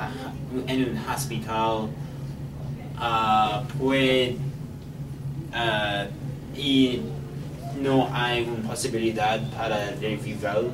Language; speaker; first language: Spanish; non-native, learner; English